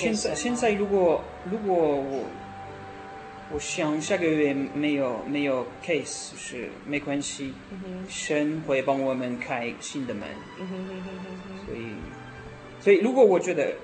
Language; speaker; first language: Chinese; non-native, learner; French